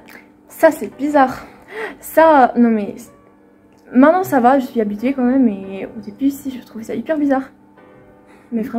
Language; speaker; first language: French; non-native, fluent; Swedish